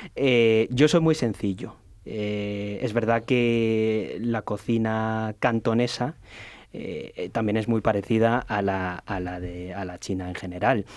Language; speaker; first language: Spanish; non-native, fluent; Cantonese